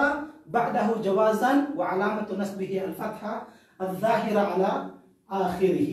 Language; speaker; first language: Arabic; non-native, fluent; Filipino